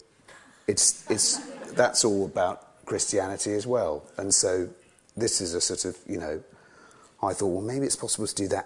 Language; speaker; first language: English; native; English